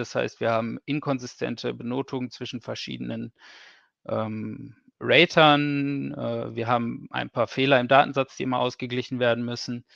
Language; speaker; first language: German; native; German